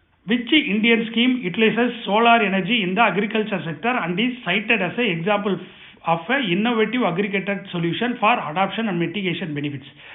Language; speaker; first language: English; non-native, local second language; Tamil